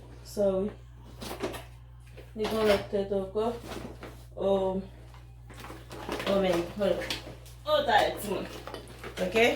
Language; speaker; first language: French; non-native, learner; Haitian Creole